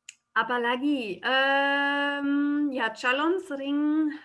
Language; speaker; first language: Indonesian; non-native, fluent; German